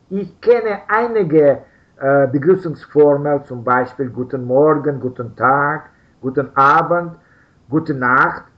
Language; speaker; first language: German; non-native, learner; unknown